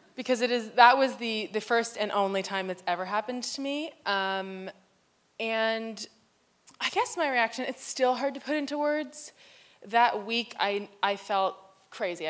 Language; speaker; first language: English; native; English